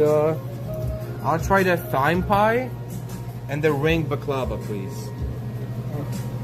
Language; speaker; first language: English; non-native, fluent; Polish